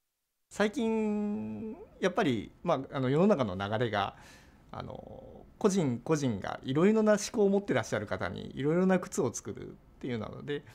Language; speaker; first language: Japanese; native; Japanese